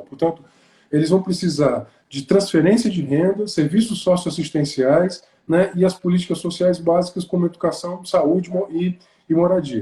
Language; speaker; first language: Portuguese; native; Portuguese